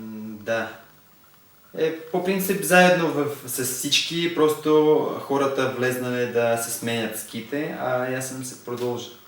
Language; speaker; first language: Bulgarian; non-native, learner; Russian